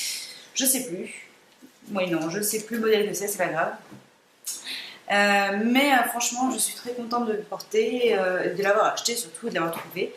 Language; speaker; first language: French; native; French